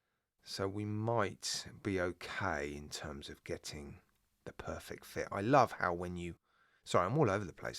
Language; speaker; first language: English; native; English